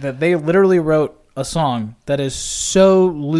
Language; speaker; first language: English; native; English